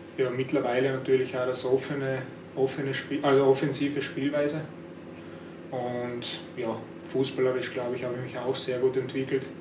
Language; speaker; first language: German; early bilingual, other home language; Croatian